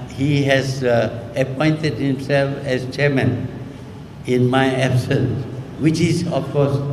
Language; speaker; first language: English; non-native, local second language; Malay